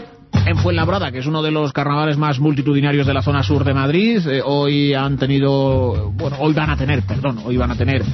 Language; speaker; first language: Spanish; native; Spanish